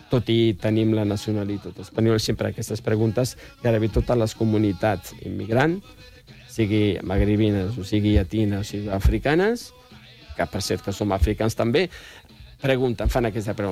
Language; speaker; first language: Catalan; non-native, fluent; Riffian